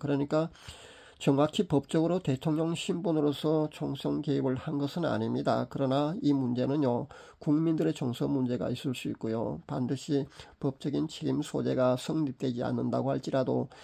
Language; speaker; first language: Korean; native; Korean